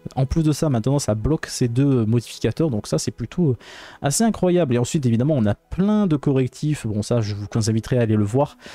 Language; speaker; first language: French; native; French